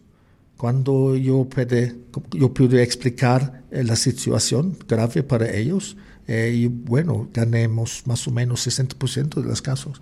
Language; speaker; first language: Spanish; non-native, learner; English